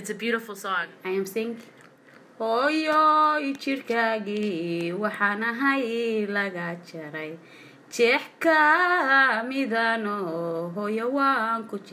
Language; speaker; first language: English; non-native, learner; Somali